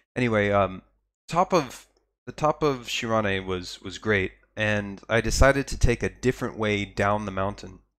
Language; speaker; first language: English; native; English